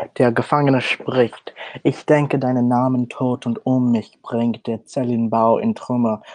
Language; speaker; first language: German; non-native, learner; English